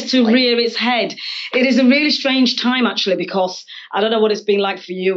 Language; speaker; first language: English; native; English